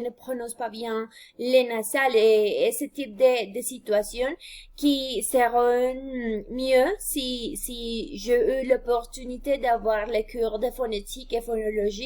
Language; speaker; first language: French; non-native, fluent; Spanish